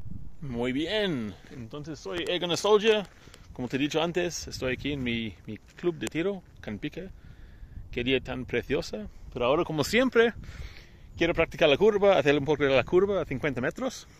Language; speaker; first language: Spanish; non-native, fluent; English